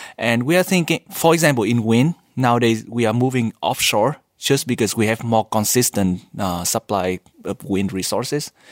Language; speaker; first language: English; non-native, fluent; Vietnamese